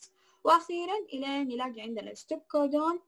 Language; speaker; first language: Arabic; native; Arabic